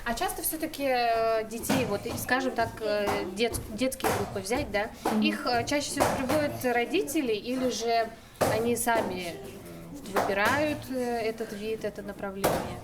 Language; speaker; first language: Russian; native; Russian